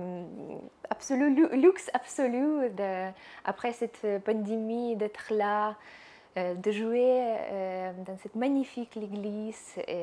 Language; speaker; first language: French; non-native, fluent; Russian